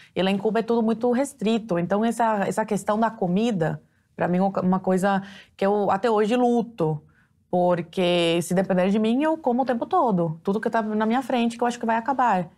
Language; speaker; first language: Portuguese; early bilingual, other home language; Spanish